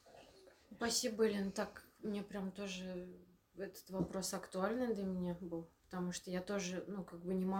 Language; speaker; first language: Russian; native; Russian